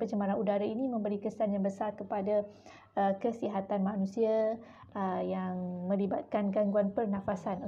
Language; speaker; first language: Malay; native; Malay